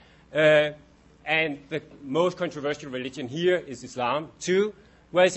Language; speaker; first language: English; non-native, fluent; Danish